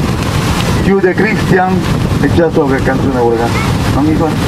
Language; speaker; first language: Italian; native; Italian